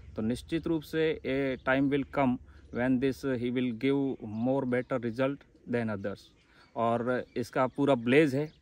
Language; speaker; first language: Hindi; native; Hindi